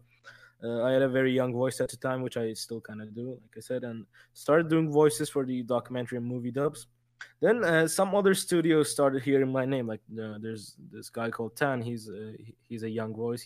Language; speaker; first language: English; non-native, fluent; Turkish